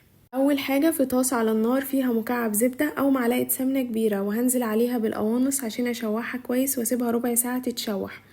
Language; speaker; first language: Arabic; native; Arabic